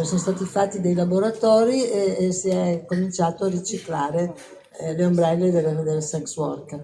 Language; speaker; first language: Italian; native; Italian